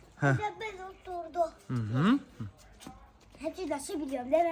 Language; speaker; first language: Turkish; early bilingual, heritage; Turkish